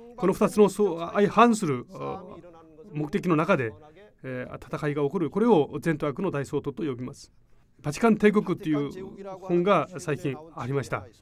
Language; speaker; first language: Japanese; non-native, fluent; Korean